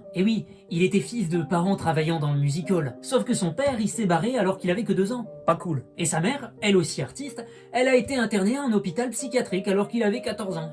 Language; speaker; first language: French; native; French